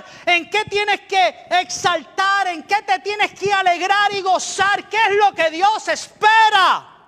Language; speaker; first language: Spanish; native; Spanish